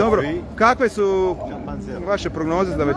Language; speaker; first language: Serbian; native; Serbian